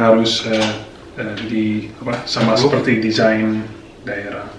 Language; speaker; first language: Indonesian; non-native, fluent; Dutch